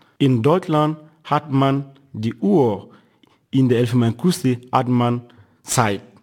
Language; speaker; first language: German; non-native, fluent; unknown